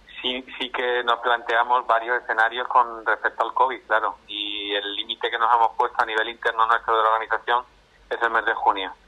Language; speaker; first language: Spanish; native; Spanish